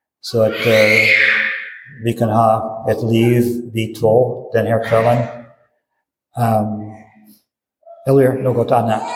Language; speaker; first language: Swedish; non-native, fluent; English